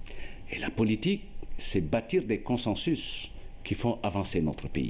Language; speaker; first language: French; non-native, local second language; Wolof